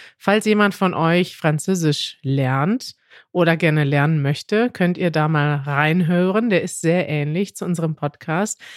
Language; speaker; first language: German; native; German